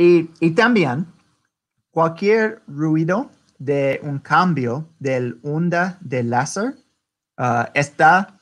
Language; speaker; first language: Spanish; non-native, learner; English